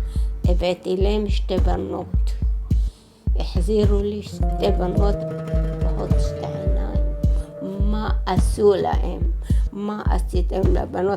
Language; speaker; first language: Hebrew; early bilingual, other home language; Arabic